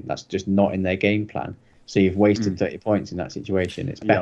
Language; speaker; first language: English; native; English